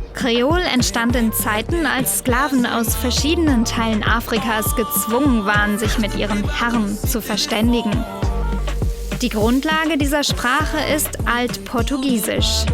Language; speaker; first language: German; native; German